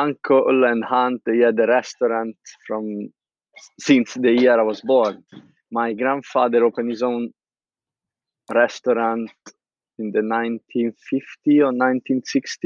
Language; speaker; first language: English; non-native, fluent; Italian